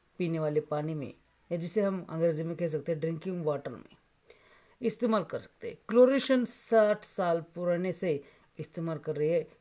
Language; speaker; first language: Hindi; non-native, local second language; Marathi